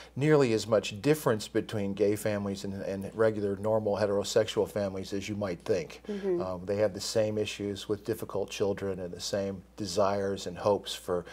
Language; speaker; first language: English; native; English